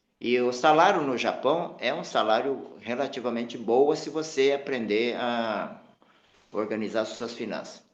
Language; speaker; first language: Portuguese; native; Portuguese